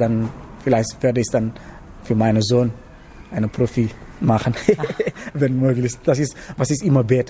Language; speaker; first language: German; non-native, learner; Wolof